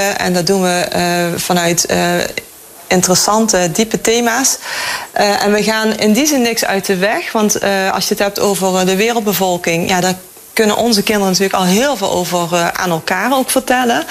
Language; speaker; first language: Dutch; native; Dutch